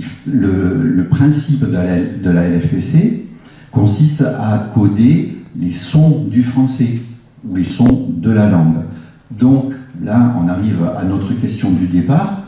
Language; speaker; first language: French; native; French